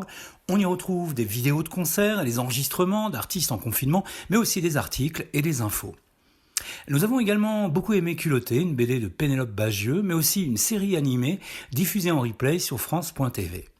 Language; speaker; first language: French; native; French